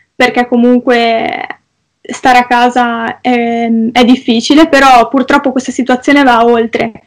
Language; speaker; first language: Italian; native; Italian